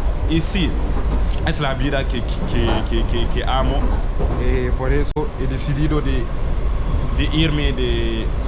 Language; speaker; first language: Spanish; non-native, learner; French